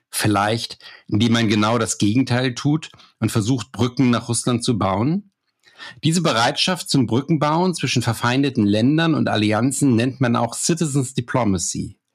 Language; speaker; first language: German; native; German